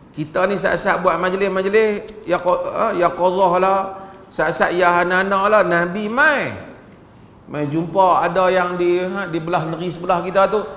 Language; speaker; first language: Malay; native; Malay